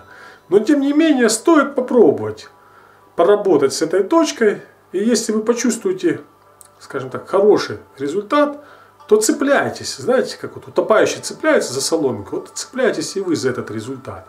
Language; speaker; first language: Russian; native; Russian